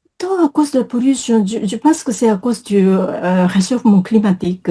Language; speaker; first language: French; non-native, fluent; Japanese